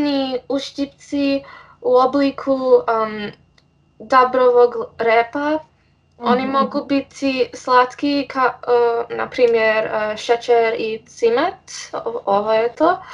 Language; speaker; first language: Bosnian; early bilingual, heritage; English